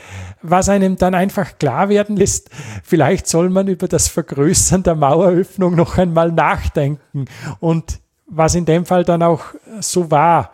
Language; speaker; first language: German; native; German